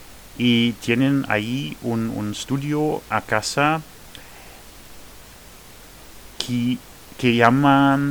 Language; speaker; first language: Spanish; non-native, fluent; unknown